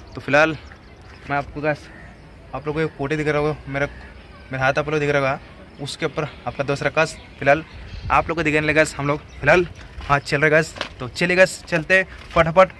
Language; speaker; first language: Hindi; non-native, local second language; Kannada